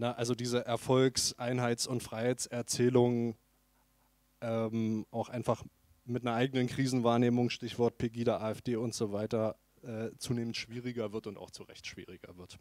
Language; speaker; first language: German; native; German